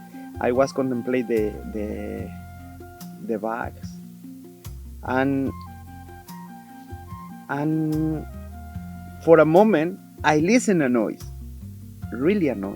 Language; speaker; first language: English; non-native, learner; Spanish